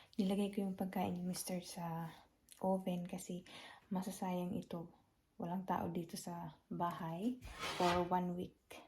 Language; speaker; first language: Filipino; non-native, local second language; Cebuano